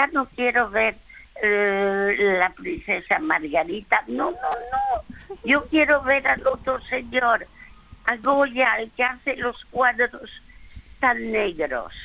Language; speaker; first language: Spanish; early bilingual, other home language; French